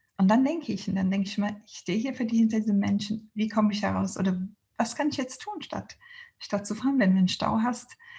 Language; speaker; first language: German; non-native, fluent; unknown